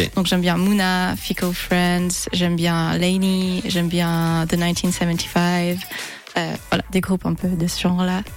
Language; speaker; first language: French; native; French